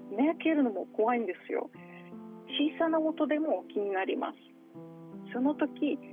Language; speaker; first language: Japanese; non-native, fluent; Russian